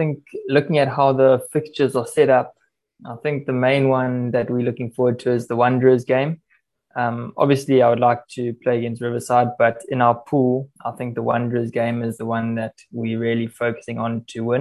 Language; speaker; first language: English; native; English